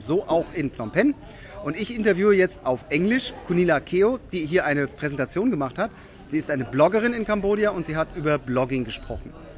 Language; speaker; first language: German; native; German